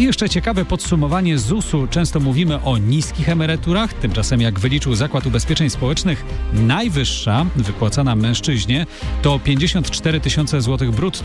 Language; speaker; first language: Polish; native; Polish